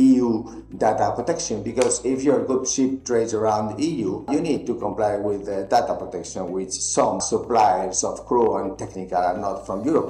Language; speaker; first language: English; non-native, fluent; Spanish